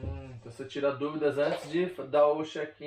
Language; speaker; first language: Portuguese; native; Portuguese